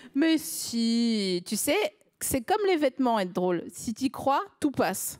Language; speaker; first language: French; native; French